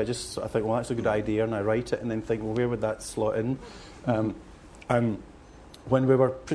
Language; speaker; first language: English; native; English